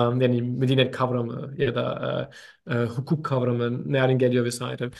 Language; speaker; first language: Turkish; non-native, learner; German